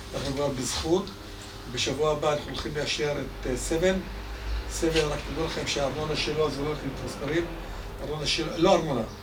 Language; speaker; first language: Hebrew; non-native, local second language; Arabic